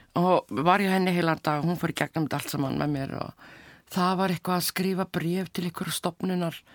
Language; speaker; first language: Icelandic; native; Icelandic